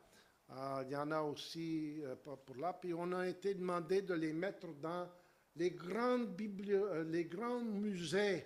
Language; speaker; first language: French; native; French